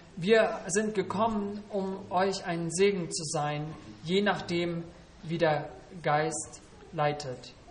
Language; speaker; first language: German; native; German